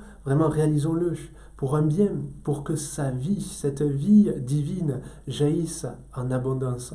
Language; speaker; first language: French; native; French